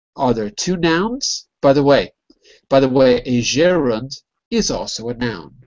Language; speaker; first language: English; native; English